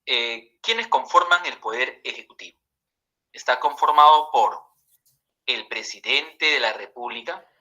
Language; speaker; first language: Spanish; native; Spanish